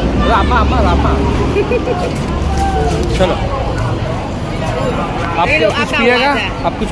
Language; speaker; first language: Hindi; non-native, local second language; Telugu